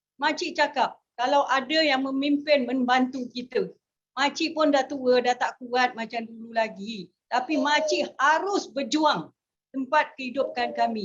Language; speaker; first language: Malay; native; Malay